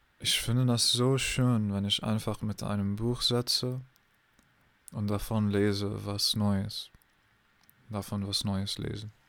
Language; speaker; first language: German; non-native, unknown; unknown